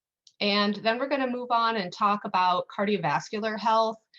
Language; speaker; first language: English; native; English